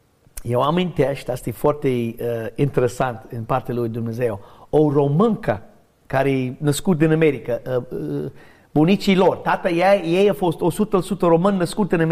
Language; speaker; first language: Romanian; non-native, learner; English